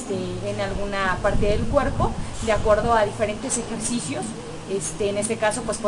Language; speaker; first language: Spanish; native; Spanish